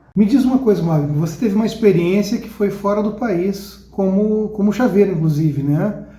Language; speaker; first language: Portuguese; native; Portuguese